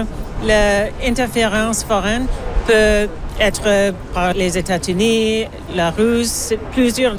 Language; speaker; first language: French; non-native, learner; English